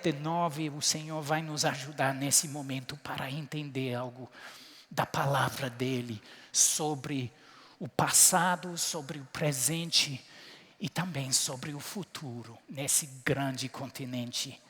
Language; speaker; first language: Portuguese; non-native, fluent; English